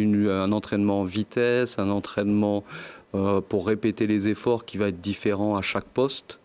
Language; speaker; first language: French; native; French